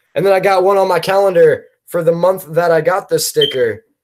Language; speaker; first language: English; native; English